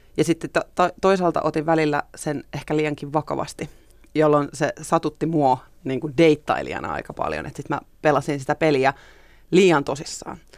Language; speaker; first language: Finnish; native; Finnish